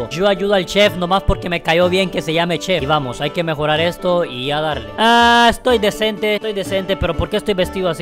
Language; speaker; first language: Spanish; native; Spanish